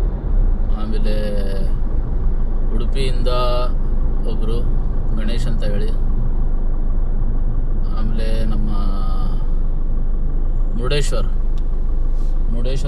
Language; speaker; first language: Kannada; non-native, local second language; Urdu